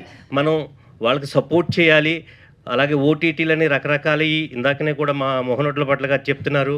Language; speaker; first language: Telugu; native; Telugu